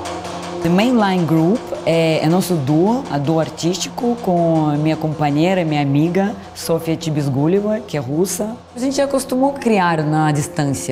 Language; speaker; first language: Portuguese; non-native, fluent; Russian